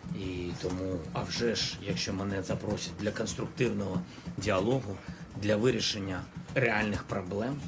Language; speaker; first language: Ukrainian; non-native, local second language; Russian